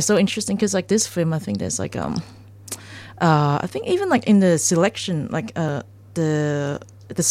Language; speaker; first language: English; non-native, local second language; Cantonese